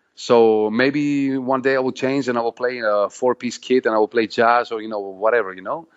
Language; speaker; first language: English; non-native, fluent; Greek